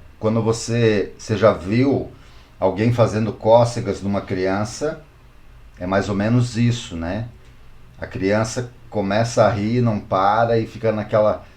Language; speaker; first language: Portuguese; native; Portuguese